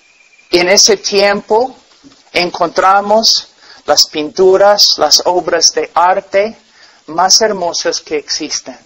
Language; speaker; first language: Spanish; non-native, fluent; English